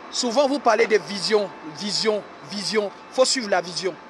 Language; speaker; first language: French; native; French